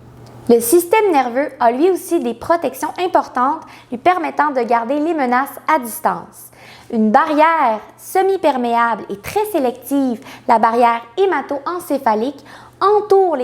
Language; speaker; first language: French; native; French